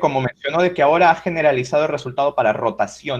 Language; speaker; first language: Spanish; native; Spanish